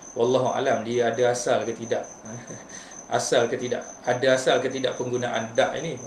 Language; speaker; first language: Malay; native; Malay